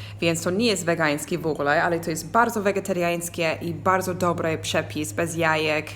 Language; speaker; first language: Polish; non-native, learner; English